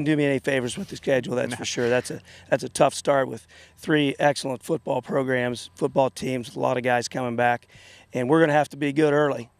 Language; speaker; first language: English; native; English